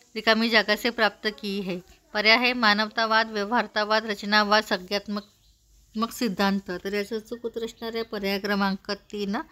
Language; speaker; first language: Hindi; non-native, local second language; Marathi